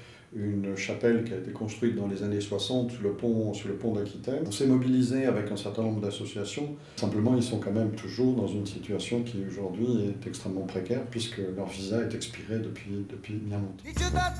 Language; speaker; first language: French; native; French